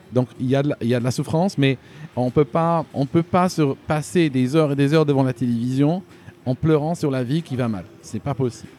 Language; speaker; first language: French; non-native, local second language; Arabic